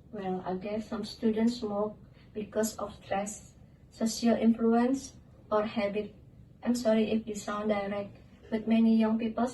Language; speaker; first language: English; non-native, learner; Indonesian